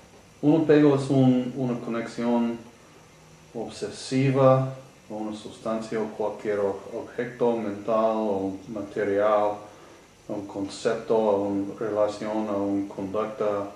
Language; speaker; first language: Spanish; non-native, learner; English